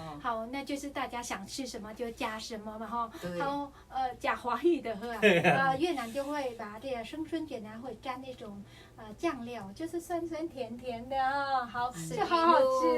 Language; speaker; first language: Chinese; non-native, fluent; Vietnamese